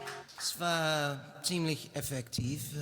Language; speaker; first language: German; non-native, learner; English